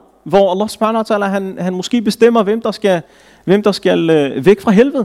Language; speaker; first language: Danish; early bilingual, other home language; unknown